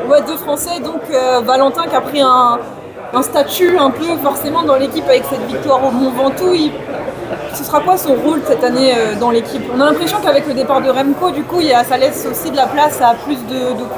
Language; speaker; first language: French; native; French